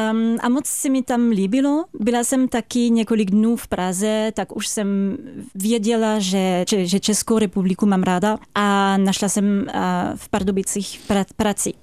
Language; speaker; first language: Czech; non-native, fluent; French